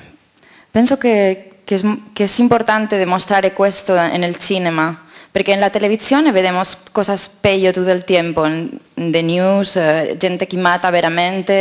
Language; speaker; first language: Italian; non-native, fluent; Spanish